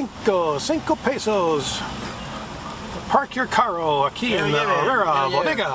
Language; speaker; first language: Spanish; non-native, learner; English